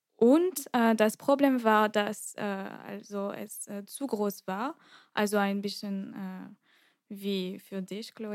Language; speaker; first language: German; non-native, fluent; French